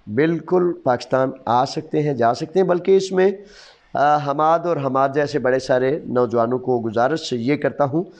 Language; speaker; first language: Urdu; non-native, local second language; Punjabi